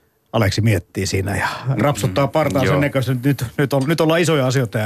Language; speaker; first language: Finnish; native; Finnish